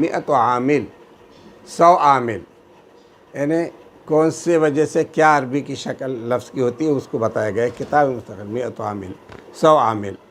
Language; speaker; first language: Urdu; native; Urdu